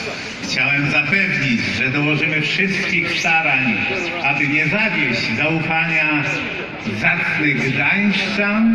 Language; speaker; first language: Polish; native; Polish